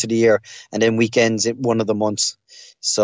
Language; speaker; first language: English; native; English